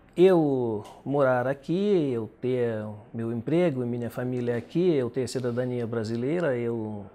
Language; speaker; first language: Portuguese; non-native, fluent; Russian